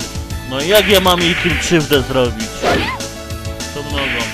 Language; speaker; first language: Polish; native; Polish